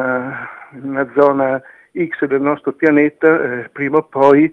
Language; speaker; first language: Italian; native; Italian